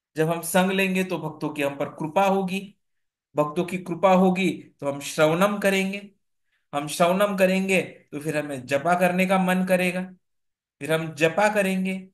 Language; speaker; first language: Hindi; non-native, local second language; Marathi